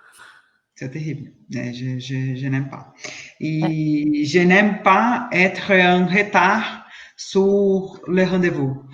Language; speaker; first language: French; non-native, learner; Portuguese